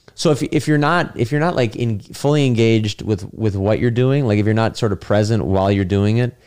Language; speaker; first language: English; native; English